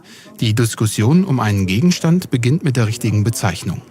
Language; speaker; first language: German; native; German